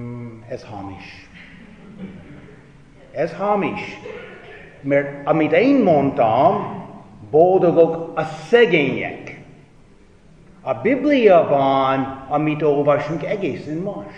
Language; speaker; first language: Hungarian; non-native, fluent; English